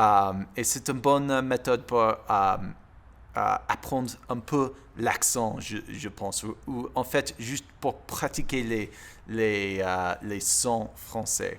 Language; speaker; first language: French; non-native, learner; English